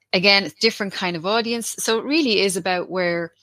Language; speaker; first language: English; native; English